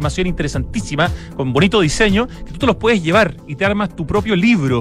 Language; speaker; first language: Spanish; native; Spanish